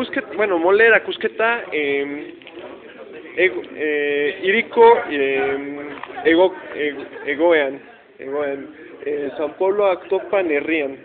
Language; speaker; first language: Basque; non-native, learner; Spanish